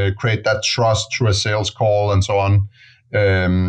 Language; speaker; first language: English; non-native, fluent; Danish